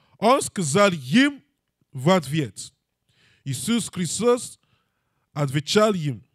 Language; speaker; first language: Russian; non-native, learner; English